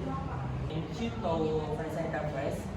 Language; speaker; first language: English; non-native, learner; Indonesian